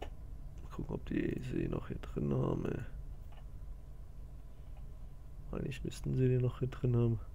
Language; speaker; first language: German; native; German